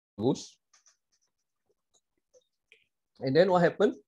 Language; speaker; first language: English; non-native, local second language; Malay